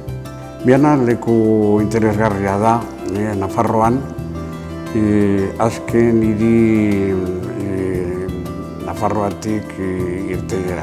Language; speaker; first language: Basque; non-native, local second language; Spanish